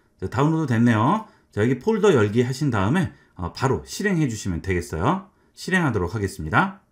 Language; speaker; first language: Korean; native; Korean